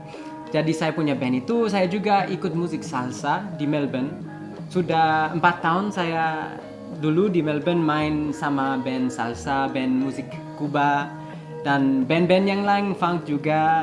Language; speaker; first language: Indonesian; early bilingual, heritage; English